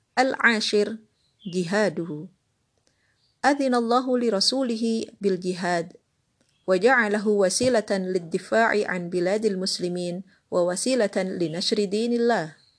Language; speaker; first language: Arabic; non-native, learner; Indonesian